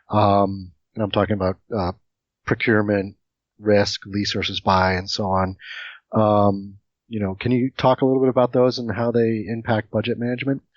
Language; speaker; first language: English; native; English